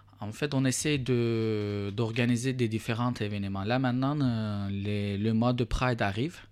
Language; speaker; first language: French; non-native, fluent; Azerbaijani